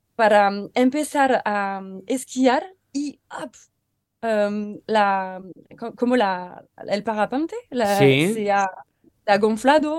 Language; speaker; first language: Spanish; non-native, learner; French